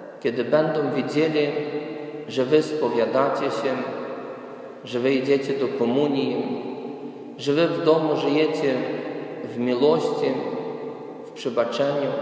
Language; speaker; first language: Polish; non-native, fluent; Ukrainian